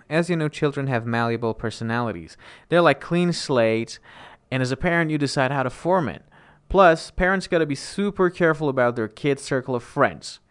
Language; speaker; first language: English; non-native, fluent; Persian